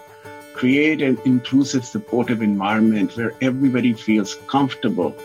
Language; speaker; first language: English; non-native, local second language; Punjabi